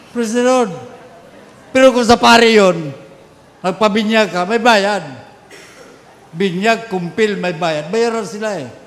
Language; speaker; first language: Filipino; non-native, local second language; Bikol